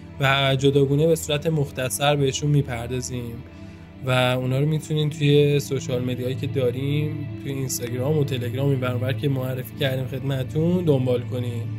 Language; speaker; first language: Persian; native; Persian